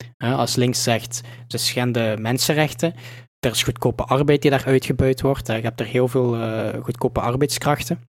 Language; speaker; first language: Dutch; native; Dutch